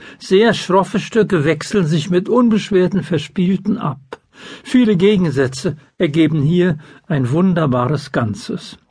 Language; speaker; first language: German; native; German